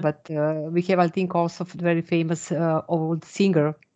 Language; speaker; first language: English; non-native, fluent; Serbian